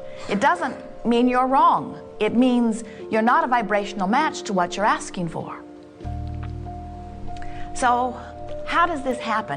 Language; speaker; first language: English; native; English